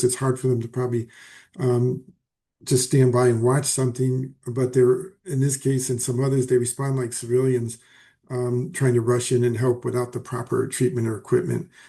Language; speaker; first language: English; native; English